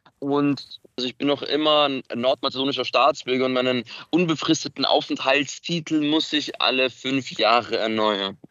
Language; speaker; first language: German; early bilingual, other home language; Macedonian